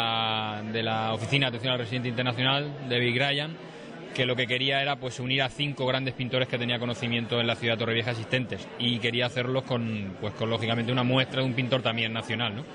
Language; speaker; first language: Spanish; native; Spanish